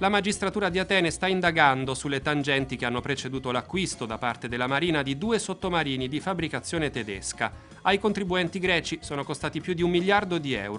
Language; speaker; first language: Italian; native; Italian